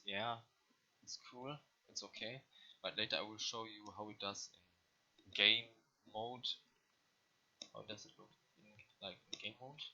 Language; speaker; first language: English; non-native, learner; German